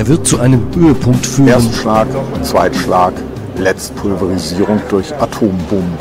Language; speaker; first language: German; native; German